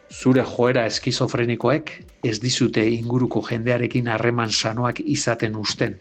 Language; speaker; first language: Basque; native; Basque